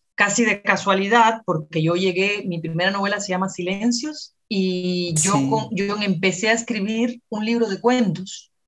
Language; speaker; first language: Spanish; native; Spanish